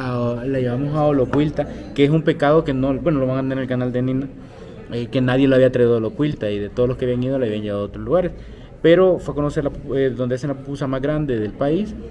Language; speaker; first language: Spanish; native; Spanish